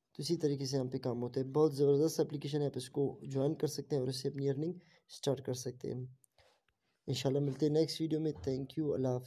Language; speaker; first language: Urdu; non-native, local second language; Baluchi